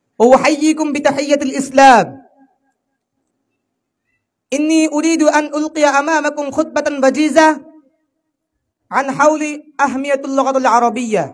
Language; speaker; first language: Arabic; non-native, learner; Bangla